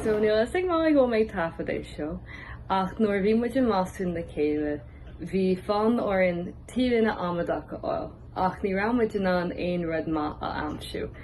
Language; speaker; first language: Irish; non-native, local second language; English